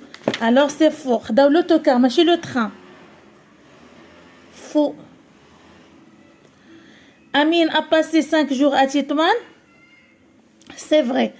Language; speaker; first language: French; non-native, local second language; Arabic